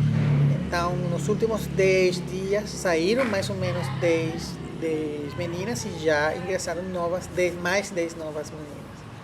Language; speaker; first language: Portuguese; non-native, fluent; Spanish